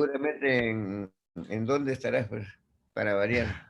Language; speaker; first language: Spanish; native; Spanish